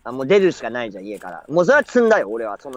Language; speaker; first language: Japanese; native; Japanese